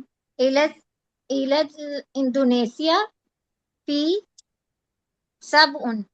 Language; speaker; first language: Arabic; non-native, learner; Urdu